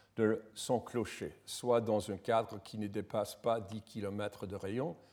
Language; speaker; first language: French; non-native, fluent; English